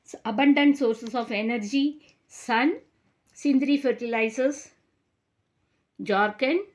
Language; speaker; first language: English; non-native, local second language; Tamil